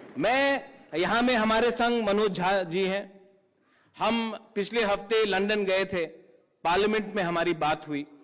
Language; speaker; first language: Hindi; non-native, local second language; Kok Borok